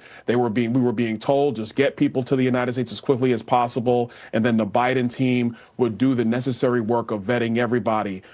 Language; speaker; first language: English; native; English